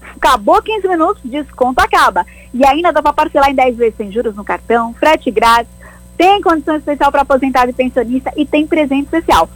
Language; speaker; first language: Portuguese; native; Portuguese